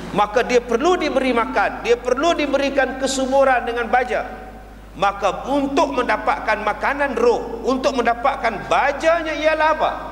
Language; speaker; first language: Malay; native; Malay